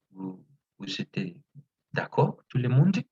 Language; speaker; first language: French; non-native, fluent; Spanish